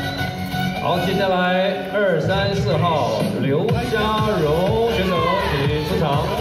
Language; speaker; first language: Chinese; native; Chinese